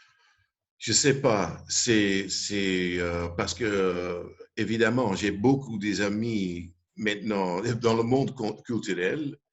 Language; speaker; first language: French; non-native, local second language; Dutch